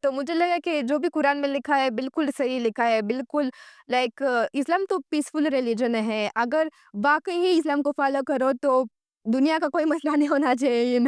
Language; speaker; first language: Urdu; non-native, fluent; Romanian